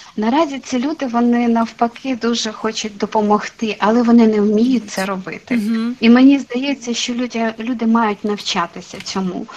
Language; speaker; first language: Ukrainian; non-native, local second language; Russian